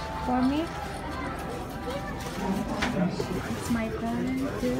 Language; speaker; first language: English; non-native, local second language; Filipino